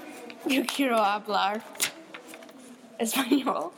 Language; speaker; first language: Spanish; non-native, learner; English